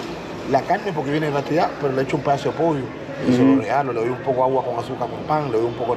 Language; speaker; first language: Spanish; native; Spanish